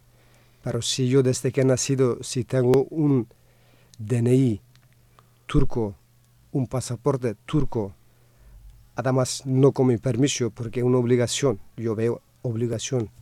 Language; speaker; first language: Spanish; non-native, fluent; Kurdish